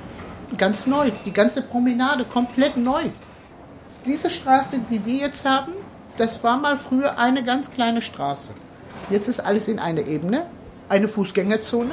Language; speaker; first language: German; early bilingual, other home language; Turkish